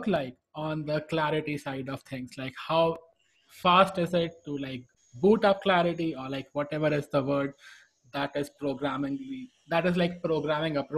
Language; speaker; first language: English; non-native, local second language; Hindi